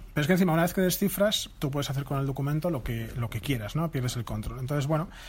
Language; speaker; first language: Spanish; native; Spanish